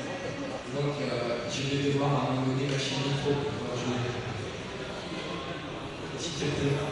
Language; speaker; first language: French; native; French